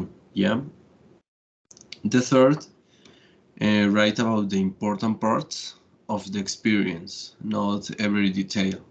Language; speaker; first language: English; non-native, fluent; Spanish